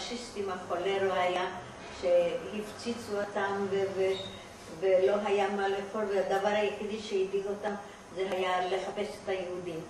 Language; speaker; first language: Hebrew; non-native, fluent; German